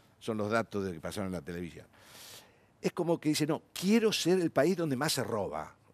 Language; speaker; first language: Spanish; native; Spanish